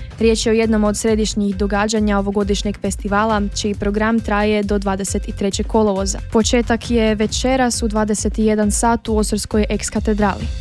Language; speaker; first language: Croatian; native; Croatian